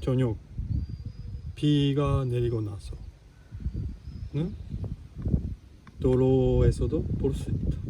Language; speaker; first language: Korean; non-native, fluent; Japanese